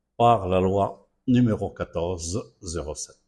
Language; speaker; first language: French; non-native, local second language; Arabic